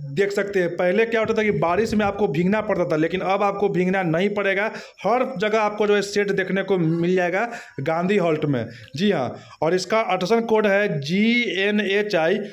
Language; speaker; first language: Hindi; native; Hindi